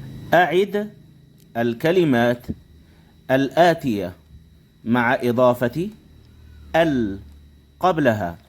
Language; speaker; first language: Arabic; non-native, fluent; Indonesian